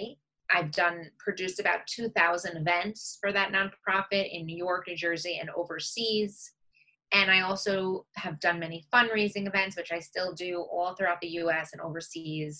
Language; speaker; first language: English; native; English